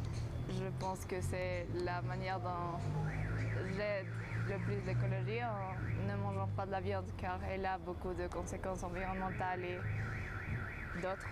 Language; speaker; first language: French; non-native, fluent; Spanish